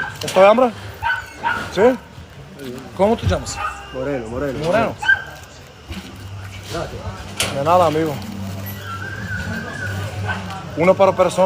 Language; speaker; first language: Spanish; non-native, learner; Bulgarian